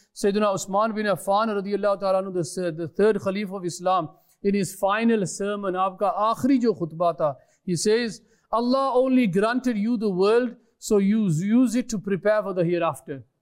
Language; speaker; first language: English; early bilingual, other home language; Urdu